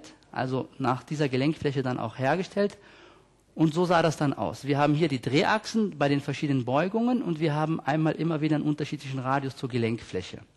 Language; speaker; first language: German; native; German